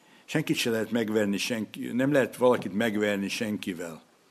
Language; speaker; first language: Hungarian; early bilingual, heritage; Hungarian